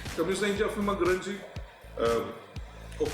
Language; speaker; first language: Portuguese; non-native, fluent; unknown